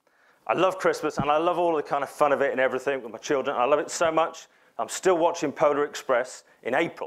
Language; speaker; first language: English; native; English